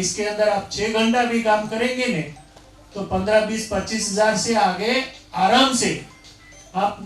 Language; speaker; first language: Hindi; non-native, local second language; Gujarati